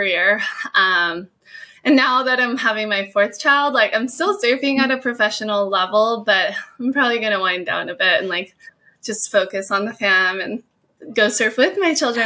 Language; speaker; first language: English; native; English